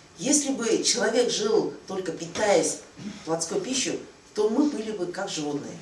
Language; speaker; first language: Russian; non-native, fluent; Korean